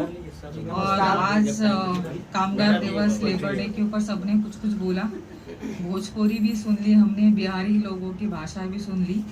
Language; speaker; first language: Hindi; non-native, local second language; Marathi